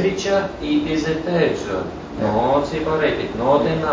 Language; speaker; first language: English; non-native, learner; Russian